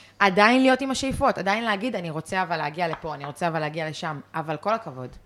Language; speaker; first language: Hebrew; early bilingual, other home language; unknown